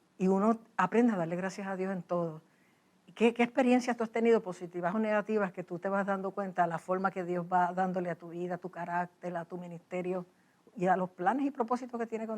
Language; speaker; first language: Spanish; native; Spanish